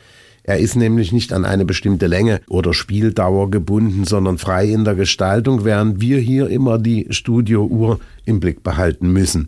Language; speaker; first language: German; native; German